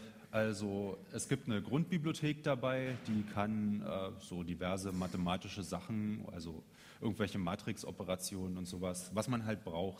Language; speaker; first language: German; native; German